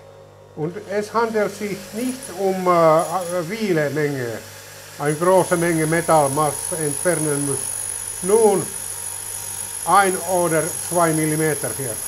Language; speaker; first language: German; non-native, learner; Finnish